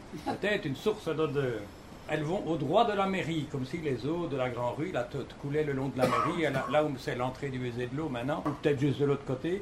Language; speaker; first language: French; native; French